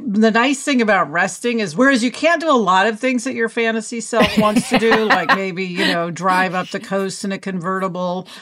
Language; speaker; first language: English; native; English